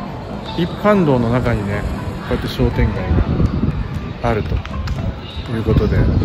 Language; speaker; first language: Japanese; native; Japanese